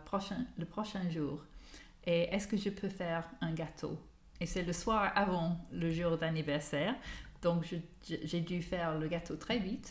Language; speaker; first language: French; non-native, learner; English